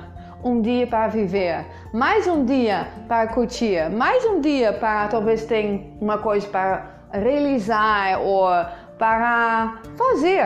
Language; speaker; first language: Portuguese; non-native, fluent; Dutch